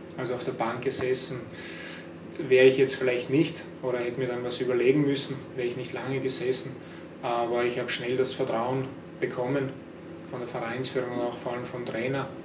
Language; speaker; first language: German; early bilingual, other home language; Croatian